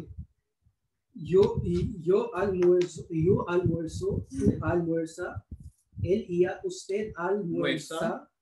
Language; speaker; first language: Spanish; non-native, learner; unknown